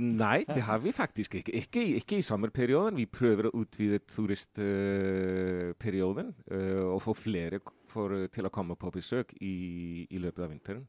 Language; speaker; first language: Norwegian; non-native, fluent; Icelandic